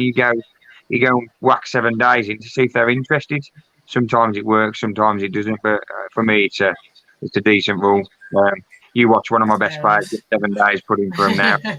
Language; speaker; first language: English; native; English